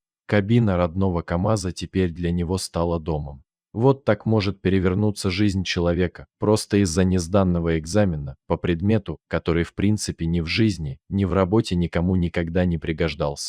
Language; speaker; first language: Russian; native; Russian